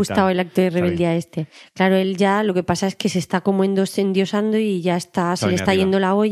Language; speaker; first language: Spanish; native; Spanish